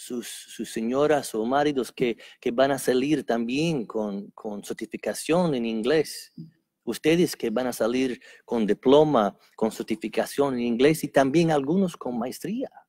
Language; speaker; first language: Spanish; non-native, fluent; English